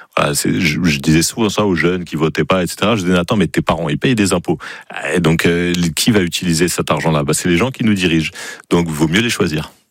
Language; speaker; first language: French; native; French